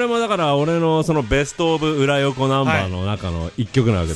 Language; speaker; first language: Japanese; native; Japanese